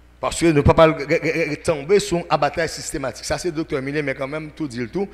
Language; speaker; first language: French; non-native, local second language; Haitian Creole